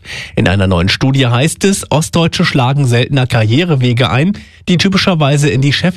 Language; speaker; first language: German; native; German